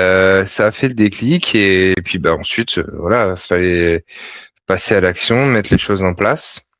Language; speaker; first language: French; native; French